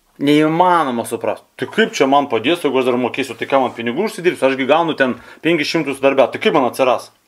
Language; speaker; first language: Lithuanian; non-native, local second language; Russian